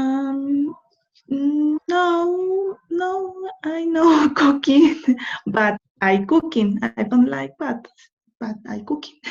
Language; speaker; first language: English; non-native, learner; Spanish